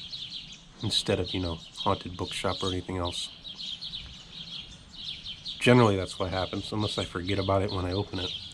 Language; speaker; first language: English; native; English